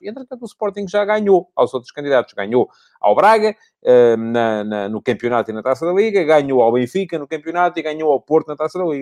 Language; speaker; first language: Portuguese; native; Portuguese